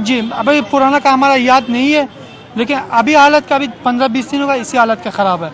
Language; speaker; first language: Hindi; non-native, learner; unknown